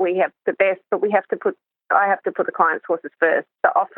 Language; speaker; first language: English; native; English